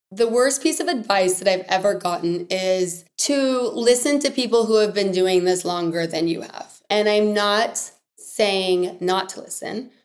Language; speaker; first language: English; native; English